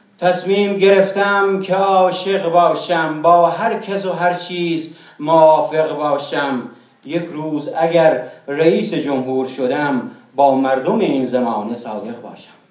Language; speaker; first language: Persian; non-native, local second language; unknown